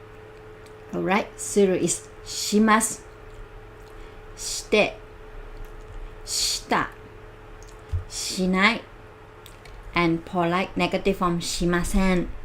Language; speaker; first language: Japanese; non-native, learner; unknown